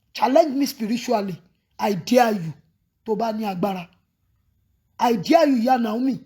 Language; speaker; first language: English; non-native, local second language; Yoruba